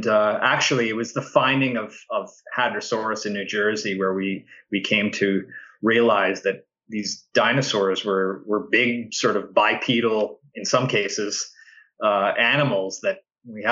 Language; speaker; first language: English; native; English